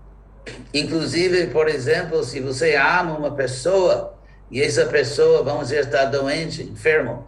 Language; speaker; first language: Portuguese; non-native, fluent; English